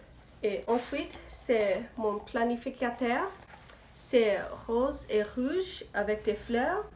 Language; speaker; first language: French; non-native, learner; English